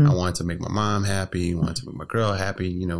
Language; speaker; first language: English; native; English